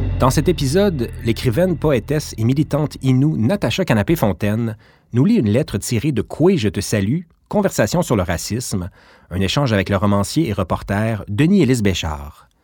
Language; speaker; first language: French; native; French